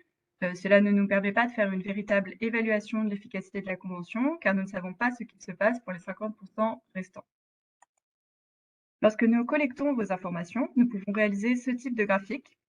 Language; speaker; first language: French; native; French